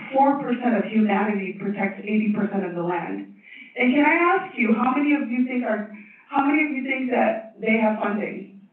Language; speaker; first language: English; non-native, fluent; Chinese